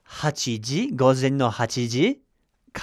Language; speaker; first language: Japanese; non-native, fluent; English